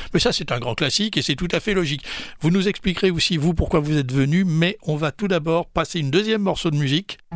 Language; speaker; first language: French; native; French